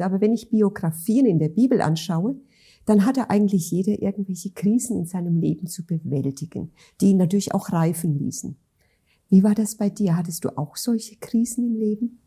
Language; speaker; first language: German; native; German